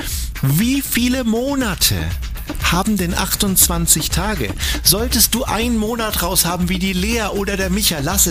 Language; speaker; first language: German; native; German